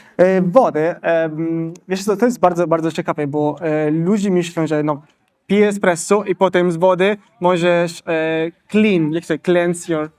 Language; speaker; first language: Polish; non-native, learner; Italian